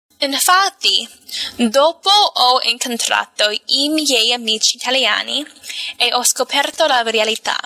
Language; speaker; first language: Italian; non-native, fluent; English